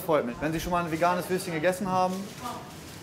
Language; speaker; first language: German; native; German